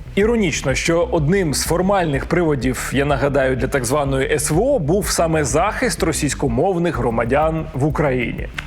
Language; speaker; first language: Ukrainian; native; Ukrainian